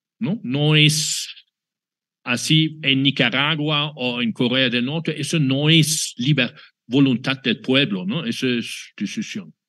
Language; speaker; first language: Spanish; non-native, fluent; German